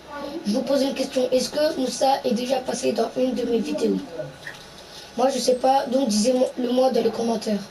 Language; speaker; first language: French; native; French